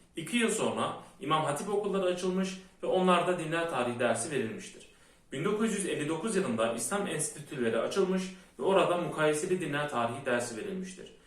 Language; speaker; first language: Turkish; early bilingual, heritage; Turkish